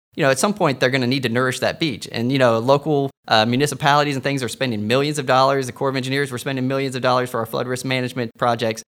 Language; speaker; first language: English; native; English